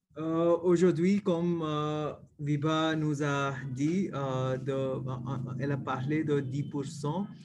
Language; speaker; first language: French; non-native, fluent; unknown